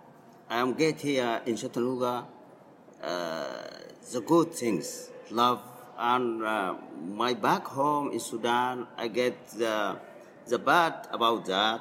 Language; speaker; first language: English; non-native, learner; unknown